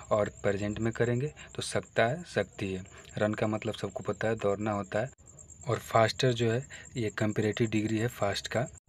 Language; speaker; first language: Hindi; native; Hindi